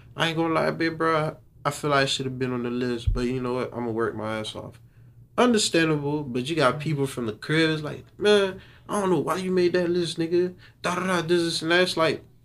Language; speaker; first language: English; early bilingual, other home language; Haitian Creole